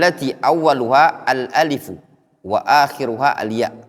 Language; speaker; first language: Arabic; non-native, fluent; Indonesian